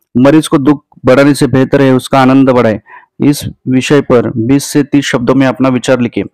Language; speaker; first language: Hindi; non-native, local second language; Marathi